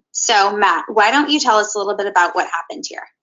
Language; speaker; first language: English; native; English